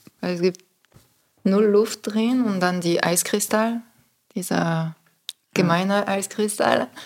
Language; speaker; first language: German; non-native, learner; French